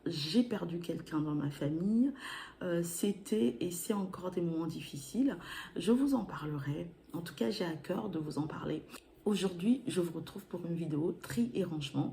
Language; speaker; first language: French; native; French